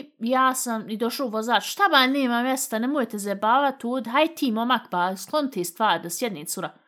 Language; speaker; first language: Bosnian; early bilingual, heritage; Bosnian